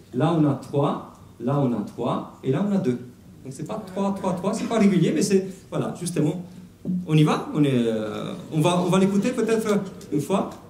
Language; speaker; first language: French; non-native, fluent; Italian